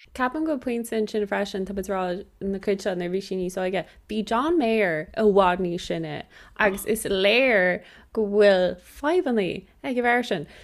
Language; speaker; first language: Irish; non-native, local second language; English